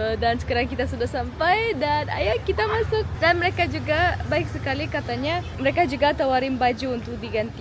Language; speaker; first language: Indonesian; non-native, fluent; German